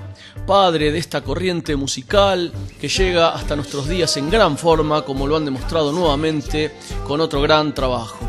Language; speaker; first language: Spanish; native; Spanish